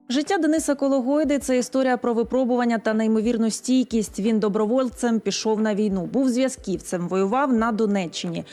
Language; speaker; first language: Ukrainian; native; Ukrainian